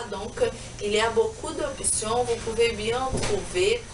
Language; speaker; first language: French; non-native, learner; Portuguese